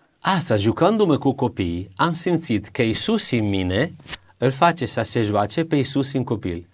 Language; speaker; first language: Romanian; non-native, fluent; Italian